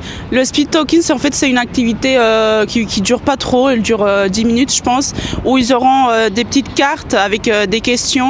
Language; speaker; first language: French; non-native, fluent; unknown